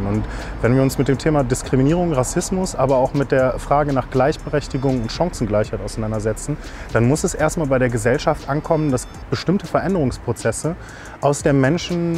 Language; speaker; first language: German; native; German